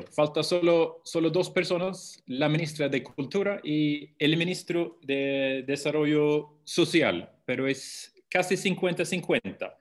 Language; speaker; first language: Spanish; non-native, fluent; Swedish